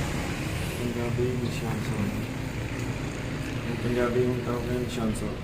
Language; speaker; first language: Filipino; non-native, learner; Punjabi